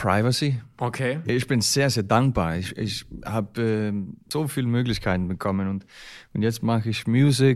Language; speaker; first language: German; non-native, learner; Icelandic